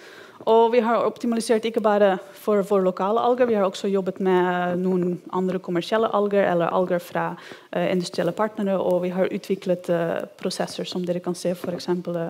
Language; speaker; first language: Norwegian; non-native, fluent; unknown